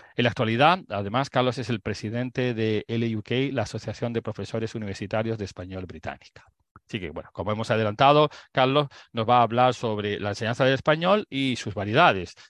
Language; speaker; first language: Spanish; native; Spanish